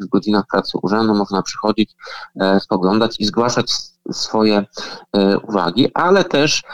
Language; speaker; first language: Polish; native; Polish